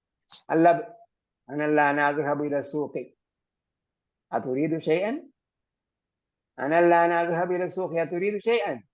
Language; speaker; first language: Arabic; non-native, fluent; Malayalam